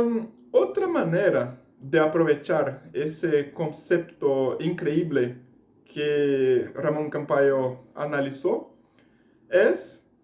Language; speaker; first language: Spanish; non-native, fluent; Portuguese